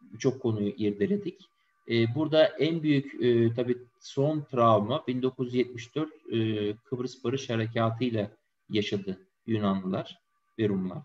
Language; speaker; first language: Turkish; native; Turkish